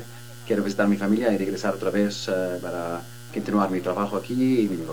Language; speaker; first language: Spanish; non-native, learner; Arabic